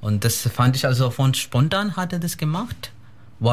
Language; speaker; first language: German; non-native, fluent; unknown